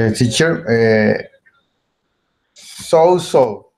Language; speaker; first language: English; non-native, learner; Spanish